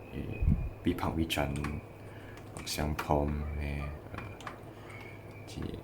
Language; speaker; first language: Thai; non-native, learner; English